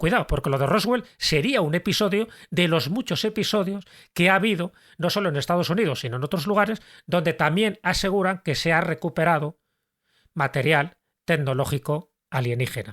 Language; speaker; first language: Spanish; native; Spanish